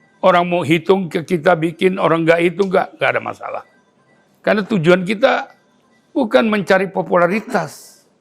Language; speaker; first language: Indonesian; native; Indonesian